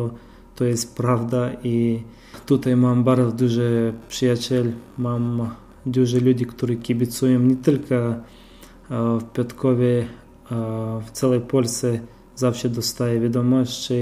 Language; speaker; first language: Polish; non-native, fluent; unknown